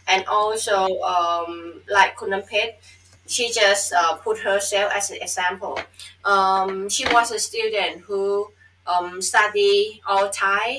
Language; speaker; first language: English; non-native, fluent; Thai